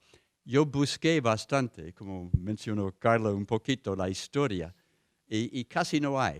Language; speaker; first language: Spanish; non-native, fluent; English